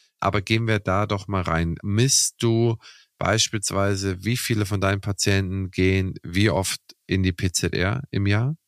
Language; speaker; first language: German; native; German